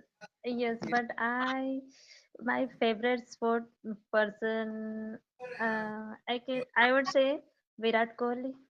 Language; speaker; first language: English; non-native, learner; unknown